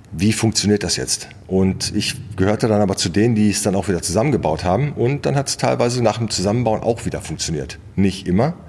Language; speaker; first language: German; native; German